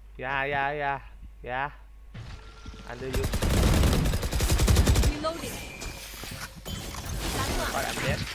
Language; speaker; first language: English; non-native, learner; Thai